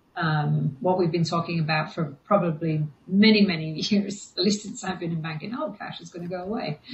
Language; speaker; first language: English; native; English